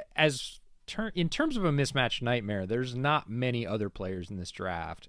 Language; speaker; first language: English; native; English